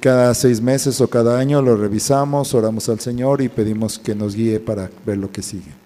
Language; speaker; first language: Spanish; native; Spanish